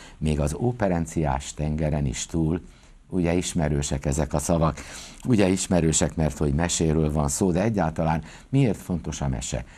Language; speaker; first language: Hungarian; native; Hungarian